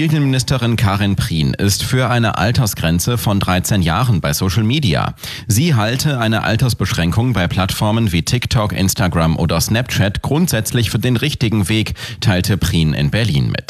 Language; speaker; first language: German; native; German